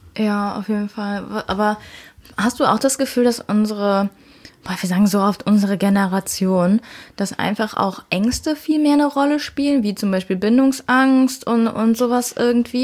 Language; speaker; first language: German; native; German